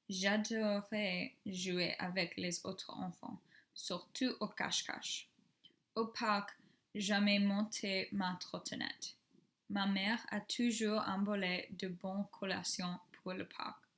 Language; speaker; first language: French; non-native, learner; English